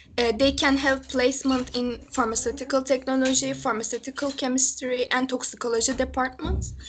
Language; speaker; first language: English; non-native, local second language; Turkish